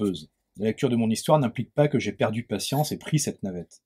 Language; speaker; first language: French; native; French